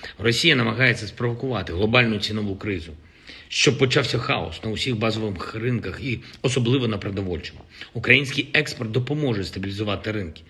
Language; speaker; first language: Ukrainian; non-native, local second language; Russian